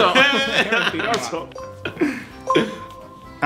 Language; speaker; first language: Spanish; native; Spanish